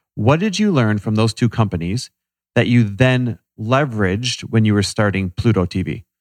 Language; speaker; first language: English; native; English